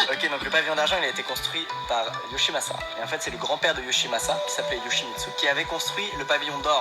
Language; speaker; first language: French; native; French